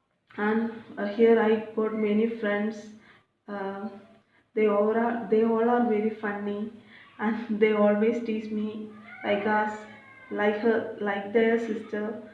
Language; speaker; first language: English; non-native, learner; Malayalam